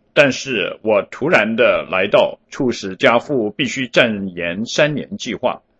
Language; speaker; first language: Chinese; early bilingual, heritage; Chinese